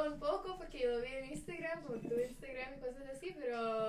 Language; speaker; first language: Spanish; non-native, learner; English